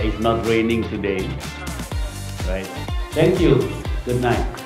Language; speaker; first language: English; non-native, fluent; Indonesian